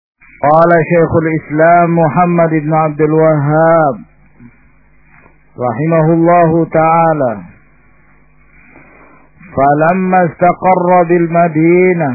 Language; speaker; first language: Arabic; non-native, fluent; Indonesian